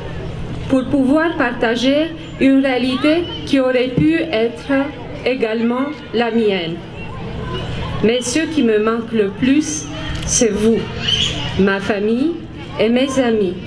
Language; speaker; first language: French; non-native, fluent; Romanian